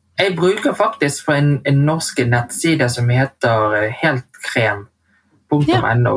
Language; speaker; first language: Norwegian; early bilingual, heritage; Vietnamese